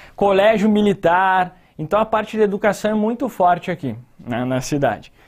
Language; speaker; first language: Portuguese; native; Portuguese